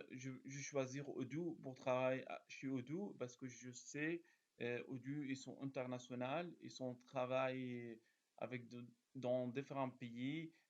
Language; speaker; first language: French; non-native, learner; Arabic